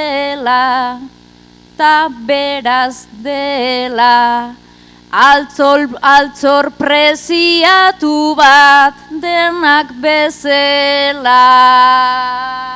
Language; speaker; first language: Basque; native; Basque